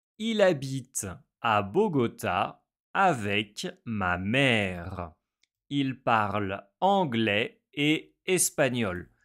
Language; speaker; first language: French; native; French